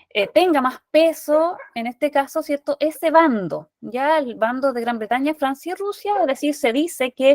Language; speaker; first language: Spanish; native; Spanish